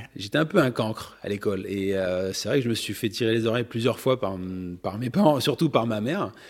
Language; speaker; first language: French; native; French